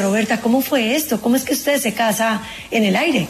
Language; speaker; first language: Spanish; native; Spanish